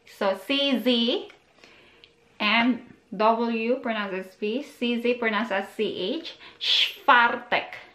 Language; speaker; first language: English; non-native, local second language; Filipino